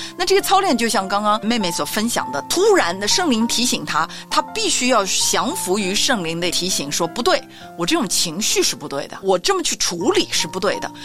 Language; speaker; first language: Chinese; native; Chinese